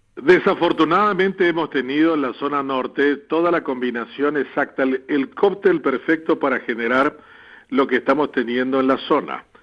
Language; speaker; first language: Spanish; non-native, local second language; Guarani